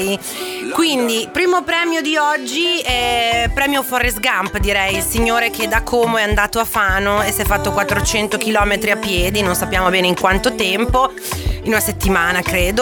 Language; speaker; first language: Italian; native; Italian